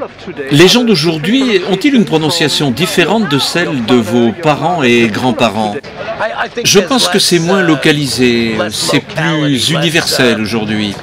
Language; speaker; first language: French; non-native, fluent; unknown